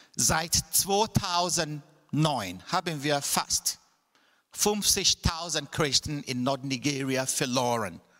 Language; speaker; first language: German; non-native, fluent; Igbo